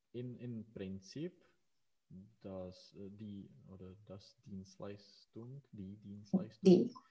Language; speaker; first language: German; non-native, learner; Czech